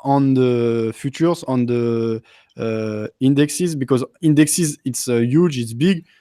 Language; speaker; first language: English; non-native, learner; French